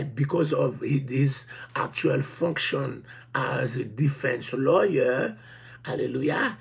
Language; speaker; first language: English; non-native, fluent; Haitian Creole